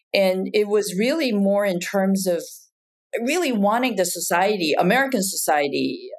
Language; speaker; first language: English; non-native, fluent; Japanese